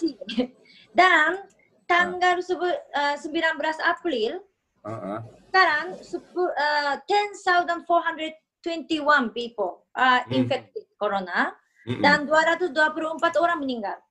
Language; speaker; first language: Indonesian; non-native, fluent; Japanese